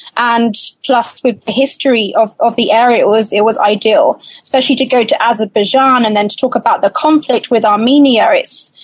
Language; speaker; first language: English; native; English